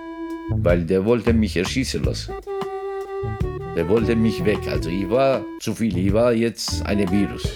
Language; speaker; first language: German; non-native, learner; Turkish